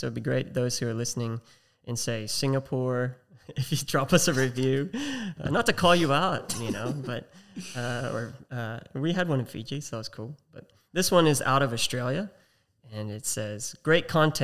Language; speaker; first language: English; native; English